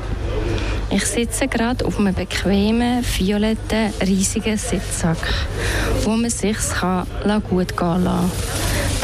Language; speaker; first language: German; native; German